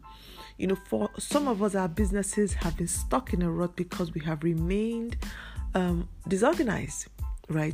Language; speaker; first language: English; non-native, local second language; Yoruba